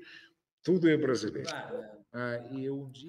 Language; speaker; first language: Portuguese; non-native, fluent; Russian